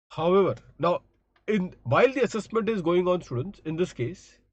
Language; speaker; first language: English; non-native, local second language; Hindi